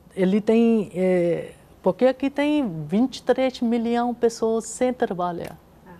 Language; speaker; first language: Portuguese; non-native, learner; Urdu